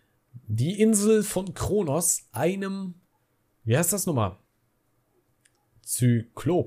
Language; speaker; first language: German; native; German